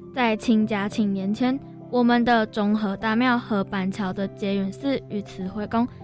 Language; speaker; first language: Chinese; native; Chinese